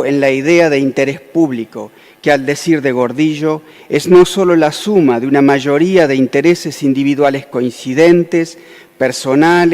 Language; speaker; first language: Spanish; native; Spanish